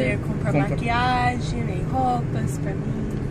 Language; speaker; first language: Portuguese; non-native, learner; English